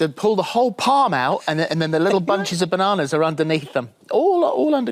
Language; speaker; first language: English; native; English